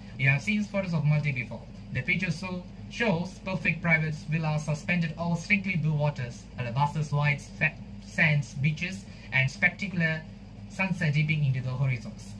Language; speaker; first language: English; non-native, local second language; Tamil